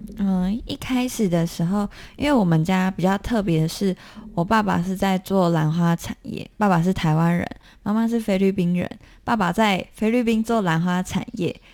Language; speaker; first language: Chinese; native; Chinese